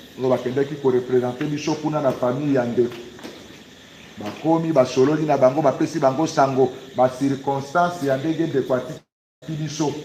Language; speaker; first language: Lingala; native; Lingala